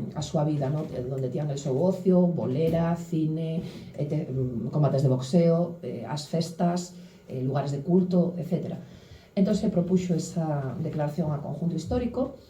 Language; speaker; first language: Galician; native; Galician